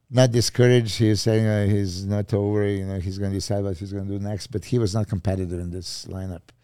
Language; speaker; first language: English; non-native, fluent; Serbian